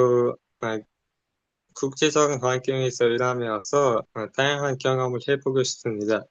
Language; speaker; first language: Korean; non-native, learner; Uzbek